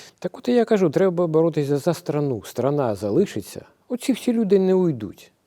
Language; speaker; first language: Ukrainian; non-native, local second language; Russian